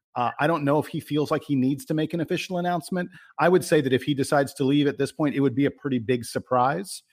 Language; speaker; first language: English; native; English